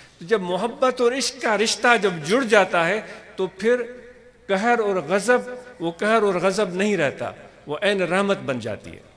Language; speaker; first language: Urdu; non-native, local second language; Sindhi